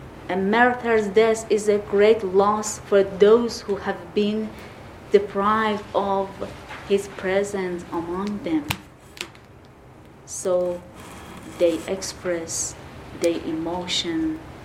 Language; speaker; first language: English; non-native, fluent; Persian